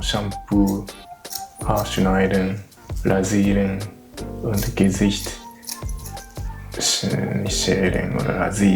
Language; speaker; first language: German; non-native, learner; Japanese